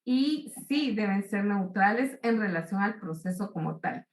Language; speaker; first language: Spanish; native; Spanish